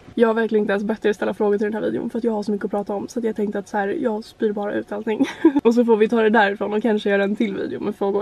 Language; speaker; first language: Swedish; native; Swedish